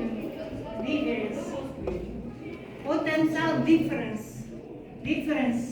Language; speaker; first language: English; non-native, learner; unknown